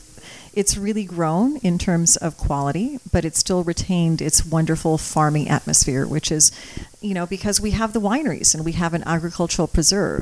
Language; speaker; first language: English; early bilingual, other home language; Croatian